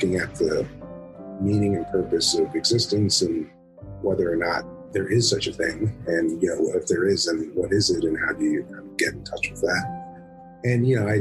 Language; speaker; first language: English; native; English